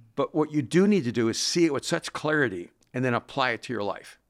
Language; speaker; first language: English; non-native, fluent; Spanish